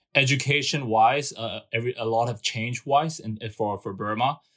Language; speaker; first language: English; non-native, fluent; Burmese